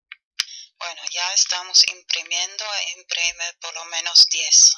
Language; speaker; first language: Spanish; non-native, fluent; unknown